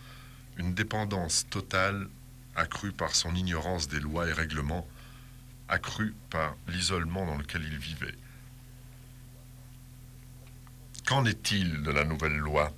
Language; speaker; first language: French; native; French